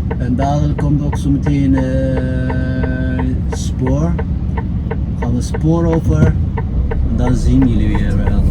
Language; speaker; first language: Dutch; non-native, fluent; Turkish